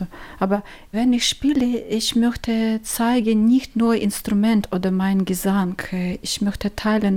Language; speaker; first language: German; non-native, learner; Ukrainian